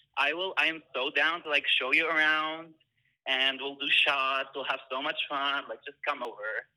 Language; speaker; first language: English; non-native, fluent; Arabic